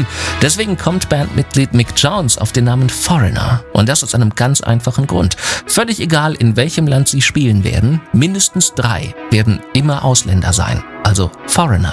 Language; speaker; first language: German; native; German